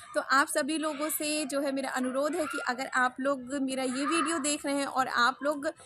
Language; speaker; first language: Hindi; native; Hindi